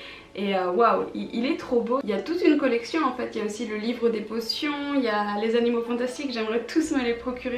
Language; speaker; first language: French; native; French